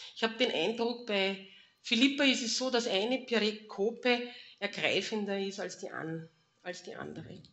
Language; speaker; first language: German; native; German